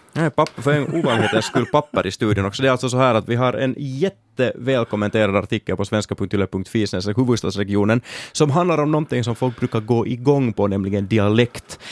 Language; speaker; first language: Swedish; native; Swedish